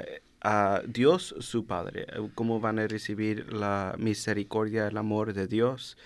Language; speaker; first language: Spanish; early bilingual, heritage; Spanish